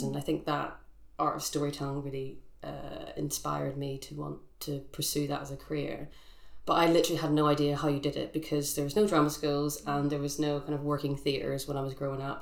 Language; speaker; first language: English; native; English